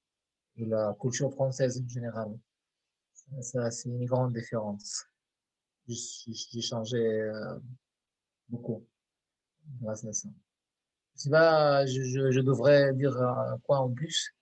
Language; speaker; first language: French; non-native, fluent; Arabic